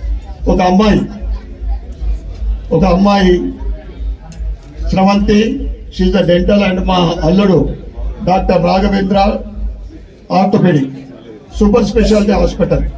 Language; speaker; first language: Telugu; native; Telugu